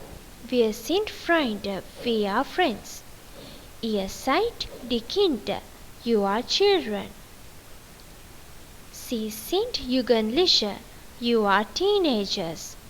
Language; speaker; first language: German; non-native, learner; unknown